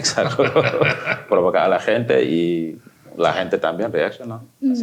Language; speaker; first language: Spanish; non-native, fluent; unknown